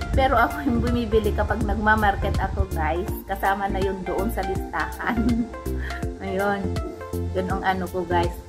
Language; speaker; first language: Filipino; non-native, local second language; Iloko